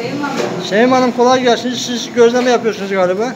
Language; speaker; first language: Turkish; native; Turkish